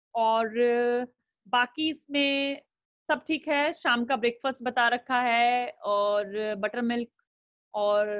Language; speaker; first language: Hindi; native; Hindi